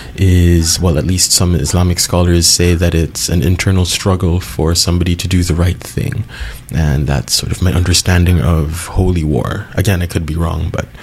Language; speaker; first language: English; non-native, local second language; Cebuano